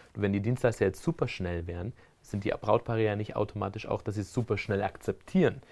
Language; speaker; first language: German; early bilingual, other home language; Spanish